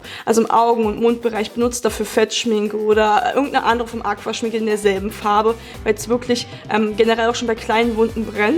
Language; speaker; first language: German; native; German